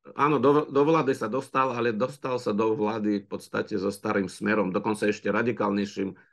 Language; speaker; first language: Slovak; non-native, fluent; Russian